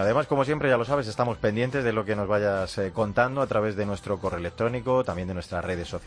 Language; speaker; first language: Spanish; native; Spanish